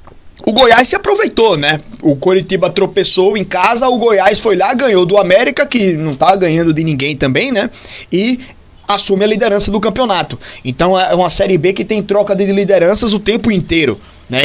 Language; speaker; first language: Portuguese; native; Portuguese